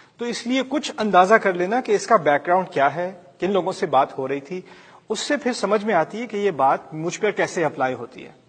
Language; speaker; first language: Urdu; early bilingual, heritage; Urdu